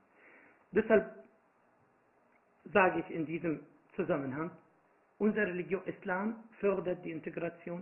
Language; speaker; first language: German; non-native, fluent; Arabic